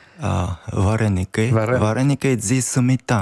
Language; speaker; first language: Ukrainian; non-native, fluent; Japanese